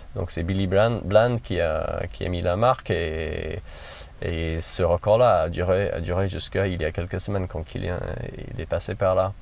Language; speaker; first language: French; non-native, fluent; English